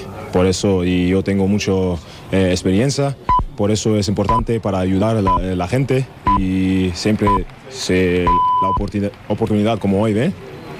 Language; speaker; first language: Spanish; non-native, learner; German